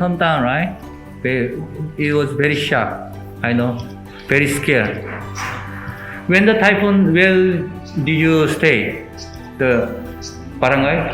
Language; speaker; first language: English; non-native, learner; Korean